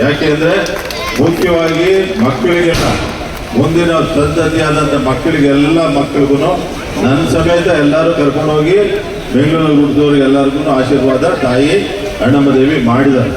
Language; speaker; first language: Kannada; native; Kannada